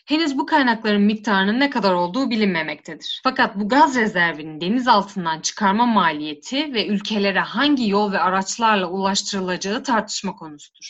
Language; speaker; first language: Turkish; native; Turkish